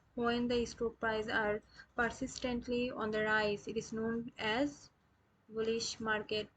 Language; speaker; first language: English; non-native, local second language; Bangla